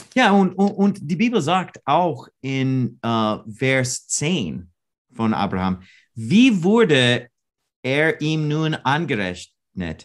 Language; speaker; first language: German; non-native, learner; English